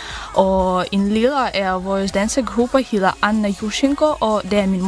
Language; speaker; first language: Danish; non-native, learner; Ukrainian